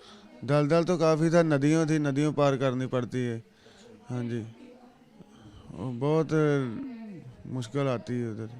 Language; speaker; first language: Hindi; non-native, local second language; Punjabi